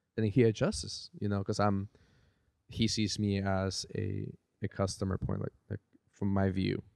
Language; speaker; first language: English; early bilingual, other home language; Spanish